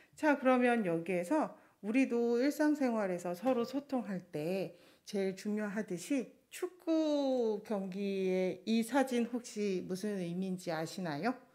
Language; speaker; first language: Korean; non-native, fluent; Chinese